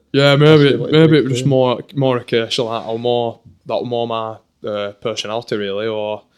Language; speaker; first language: English; native; English